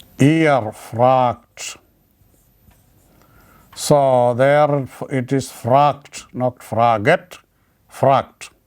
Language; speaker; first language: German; non-native, learner; Malayalam